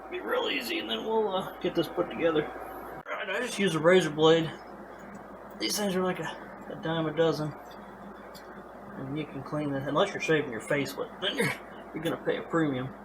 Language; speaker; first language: English; native; English